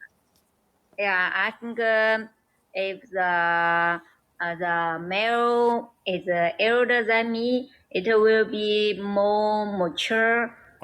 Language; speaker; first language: English; non-native, learner; Chinese